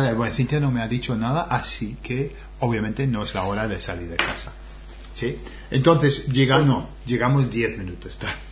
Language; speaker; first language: Spanish; non-native, fluent; English